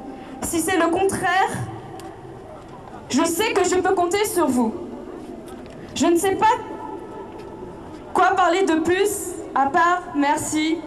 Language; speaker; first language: French; early bilingual, other home language; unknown